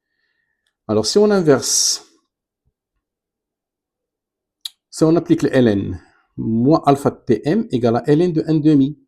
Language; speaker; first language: French; non-native, local second language; Arabic